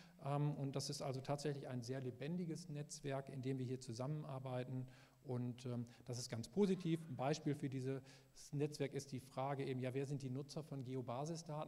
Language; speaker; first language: German; native; German